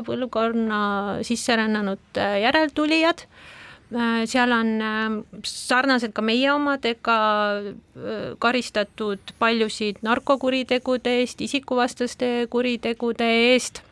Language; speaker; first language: Estonian; native; Estonian